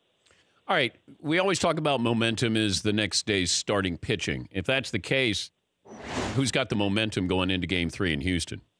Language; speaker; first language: English; native; English